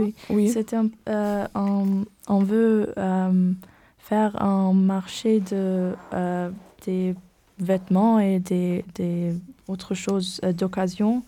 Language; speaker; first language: French; non-native, learner; German